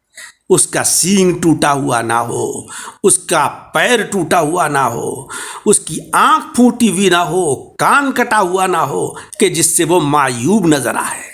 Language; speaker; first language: Urdu; native; Urdu